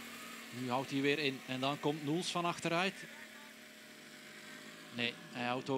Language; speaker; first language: Dutch; native; Dutch